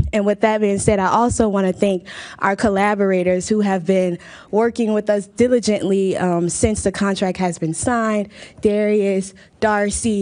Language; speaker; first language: English; native; English